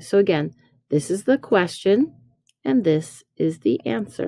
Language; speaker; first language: English; native; English